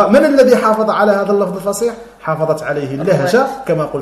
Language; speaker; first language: Arabic; native; Arabic